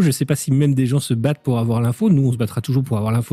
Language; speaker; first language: French; native; French